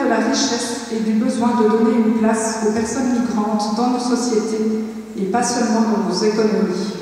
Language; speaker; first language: French; native; French